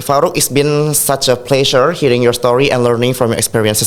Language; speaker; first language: English; non-native, fluent; Indonesian